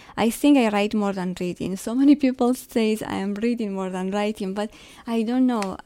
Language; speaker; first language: English; non-native, fluent; Arabic